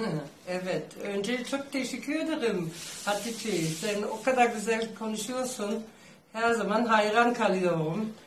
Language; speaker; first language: Turkish; non-native, learner; German